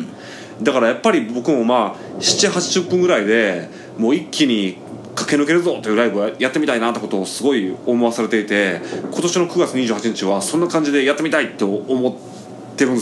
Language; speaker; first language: Japanese; native; Japanese